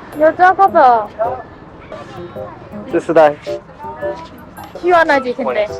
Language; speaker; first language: Korean; non-native, learner; Khmer